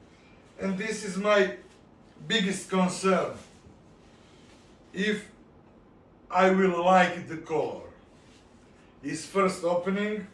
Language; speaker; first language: English; non-native, learner; Italian